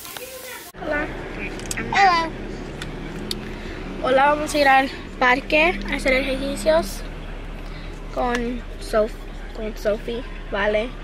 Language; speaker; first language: Spanish; early bilingual, heritage; Spanish